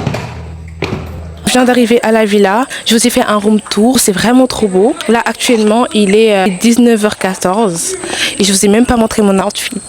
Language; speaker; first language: French; non-native, local second language; Wolof